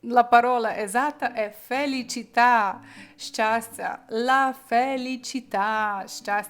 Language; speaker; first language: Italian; non-native, fluent; Ukrainian